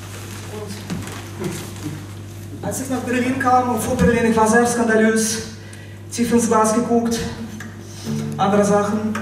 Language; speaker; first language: German; non-native, fluent; Russian